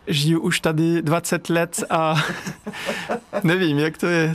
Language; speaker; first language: Czech; non-native, fluent; French